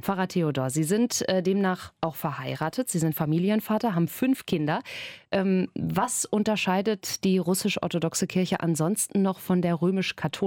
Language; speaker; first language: German; native; German